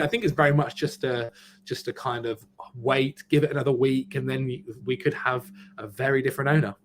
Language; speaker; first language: English; native; English